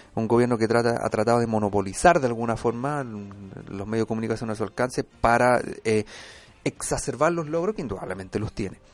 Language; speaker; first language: Spanish; native; Spanish